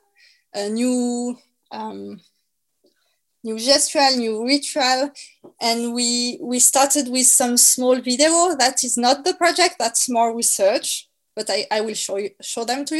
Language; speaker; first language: English; non-native, fluent; French